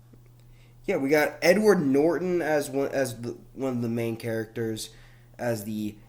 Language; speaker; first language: English; native; English